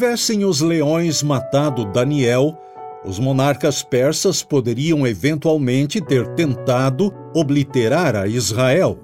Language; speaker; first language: Portuguese; native; Portuguese